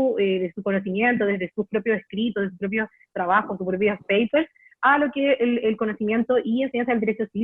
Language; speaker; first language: Spanish; native; Spanish